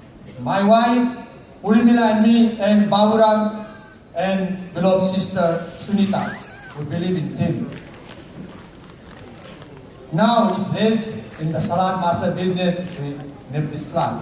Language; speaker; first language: English; non-native, learner; Nepali